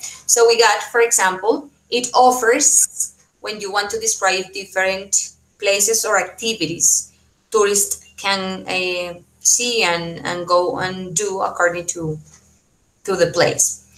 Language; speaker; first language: English; non-native, fluent; Spanish